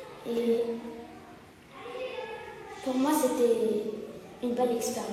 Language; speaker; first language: French; early bilingual, other home language; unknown